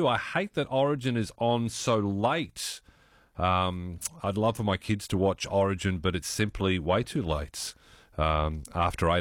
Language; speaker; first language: English; native; English